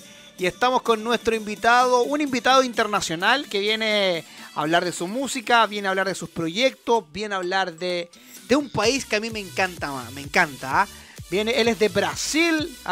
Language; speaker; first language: Spanish; native; Spanish